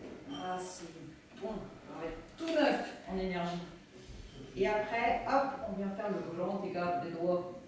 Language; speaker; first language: French; native; French